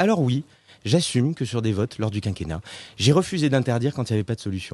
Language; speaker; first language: French; native; French